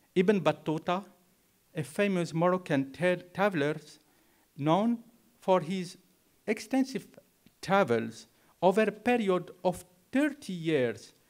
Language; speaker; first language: English; non-native, fluent; Arabic